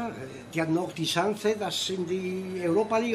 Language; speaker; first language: German; non-native, fluent; Spanish